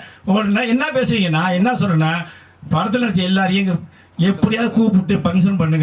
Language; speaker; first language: Tamil; native; Tamil